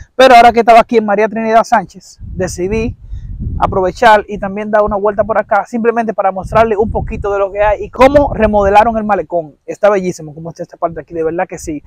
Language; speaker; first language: Spanish; native; Spanish